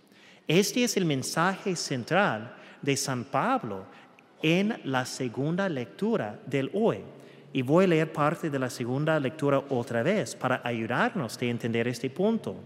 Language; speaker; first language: Spanish; non-native, fluent; English